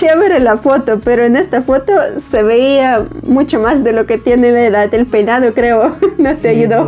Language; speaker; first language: Spanish; non-native, fluent; Ukrainian